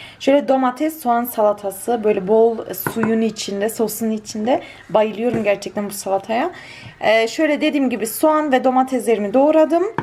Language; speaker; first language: Turkish; early bilingual, heritage; Turkish